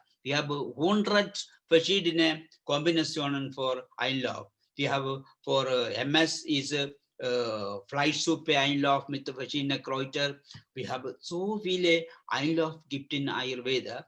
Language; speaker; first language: German; non-native, learner; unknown